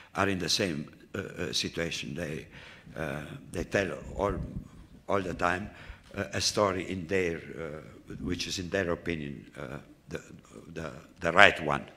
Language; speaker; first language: English; non-native, fluent; Romanian